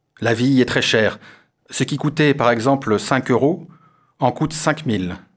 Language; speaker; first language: French; non-native, learner; Armenian